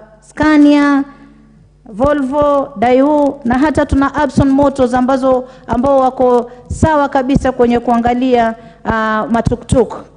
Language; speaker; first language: Swahili; native; Swahili